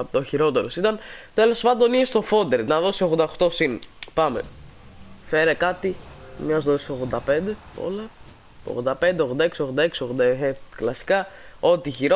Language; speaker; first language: Greek; native; Greek